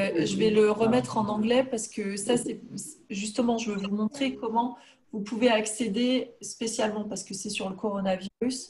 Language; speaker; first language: French; native; French